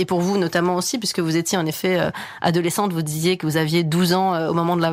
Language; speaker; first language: French; native; French